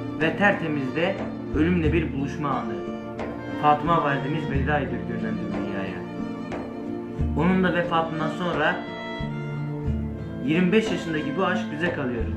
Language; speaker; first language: Turkish; native; Turkish